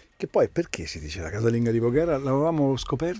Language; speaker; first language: Italian; native; Italian